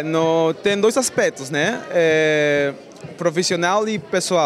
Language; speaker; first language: Portuguese; non-native, learner; Spanish